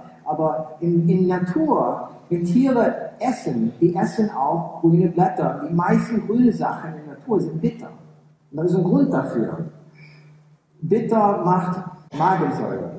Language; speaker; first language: German; early bilingual, heritage; English